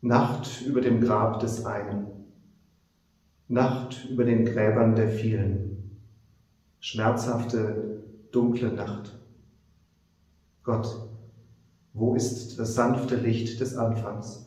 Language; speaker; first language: German; native; German